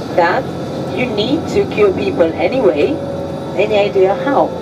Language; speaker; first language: English; non-native, fluent; Spanish